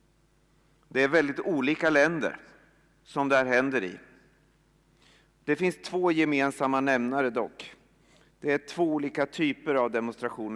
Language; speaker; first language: Swedish; native; Swedish